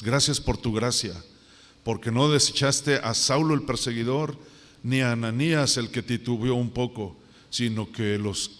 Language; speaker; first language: Spanish; native; Spanish